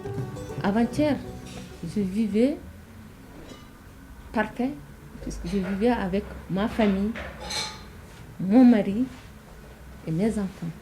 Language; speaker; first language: French; non-native, learner; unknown